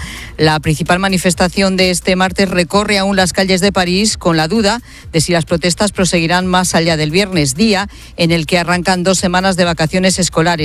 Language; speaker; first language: Spanish; native; Spanish